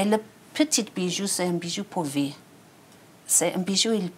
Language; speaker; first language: French; non-native, learner; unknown